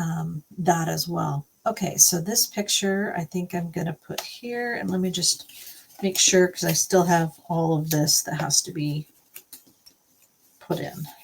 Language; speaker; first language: English; native; English